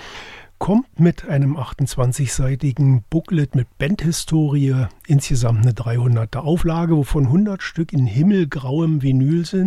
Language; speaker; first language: German; native; German